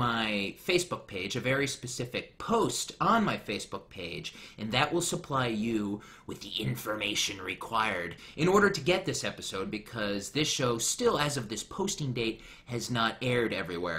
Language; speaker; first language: English; native; English